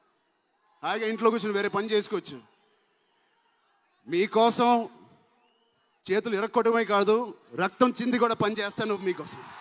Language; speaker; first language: Telugu; native; Telugu